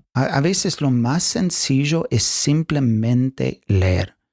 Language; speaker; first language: Spanish; non-native, fluent; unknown